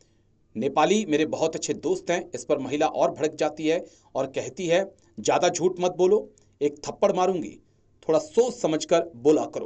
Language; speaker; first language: Hindi; native; Hindi